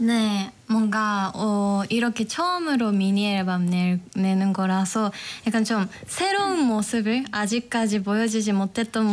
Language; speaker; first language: Korean; non-native, fluent; Japanese